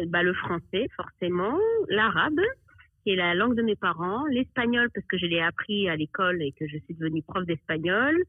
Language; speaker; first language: French; early bilingual, other home language; Arabic